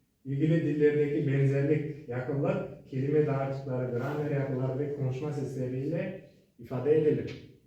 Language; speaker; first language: Turkish; non-native, learner; Uzbek